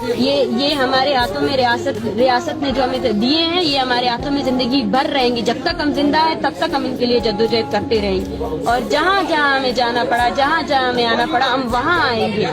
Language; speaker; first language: Urdu; non-native, local second language; Baluchi